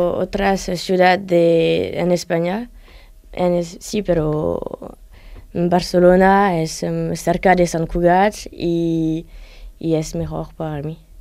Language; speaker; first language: Spanish; non-native, learner; French